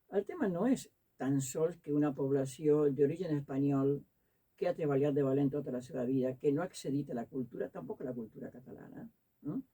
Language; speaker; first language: Catalan; non-native, fluent; Spanish